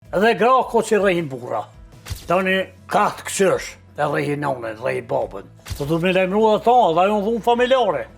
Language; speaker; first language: Albanian; native; Albanian